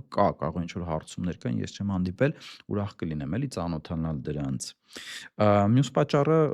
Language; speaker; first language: Armenian; native; Armenian